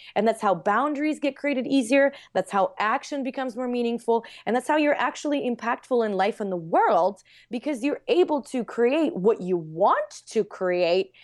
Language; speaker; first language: English; non-native, fluent; Russian